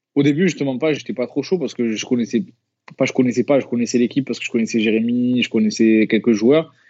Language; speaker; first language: French; native; French